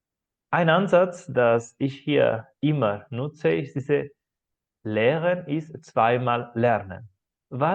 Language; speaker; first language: German; non-native, fluent; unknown